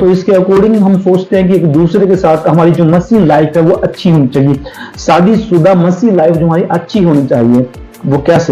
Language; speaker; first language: Hindi; native; Hindi